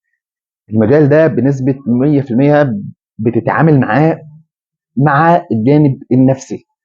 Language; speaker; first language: Arabic; native; Arabic